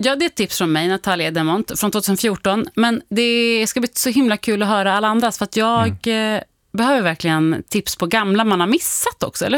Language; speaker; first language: Swedish; native; Swedish